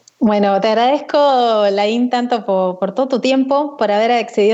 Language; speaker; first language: Spanish; native; Spanish